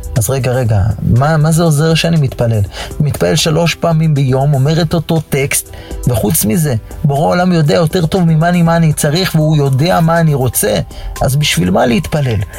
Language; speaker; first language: Hebrew; native; Hebrew